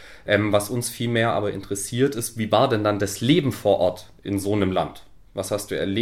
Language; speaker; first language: German; native; German